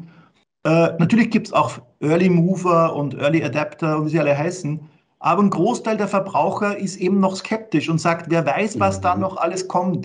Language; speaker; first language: German; native; German